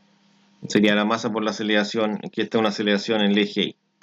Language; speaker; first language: Spanish; native; Spanish